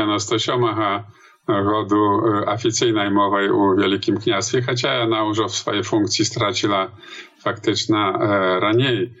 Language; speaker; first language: Polish; non-native, learner; Belarusian